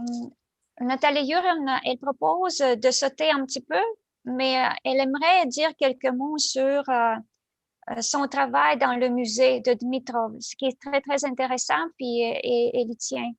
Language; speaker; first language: French; non-native, fluent; Russian